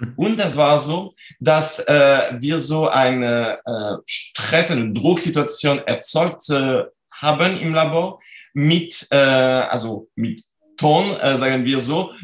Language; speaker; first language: German; non-native, fluent; French